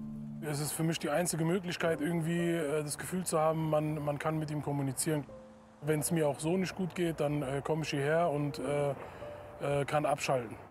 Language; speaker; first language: German; native; German